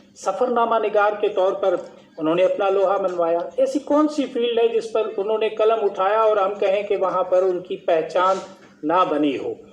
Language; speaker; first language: Urdu; non-native, local second language; Sindhi